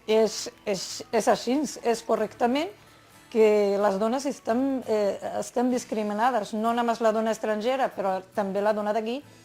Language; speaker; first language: Catalan; non-native, fluent; Arabic